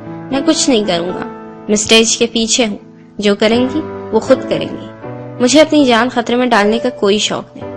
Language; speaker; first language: Urdu; native; Urdu